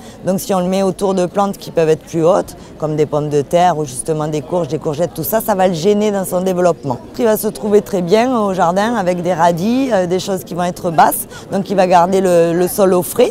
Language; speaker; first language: French; native; French